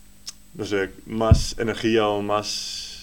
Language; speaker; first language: Spanish; non-native, learner; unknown